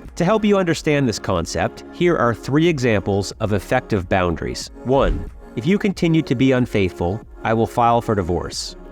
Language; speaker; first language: English; native; English